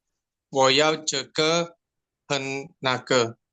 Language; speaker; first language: Chinese; non-native, learner; Indonesian